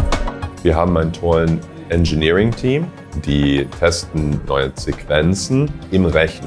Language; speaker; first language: German; non-native, fluent; English